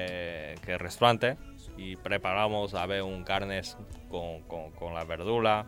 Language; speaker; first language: Spanish; non-native, learner; Chinese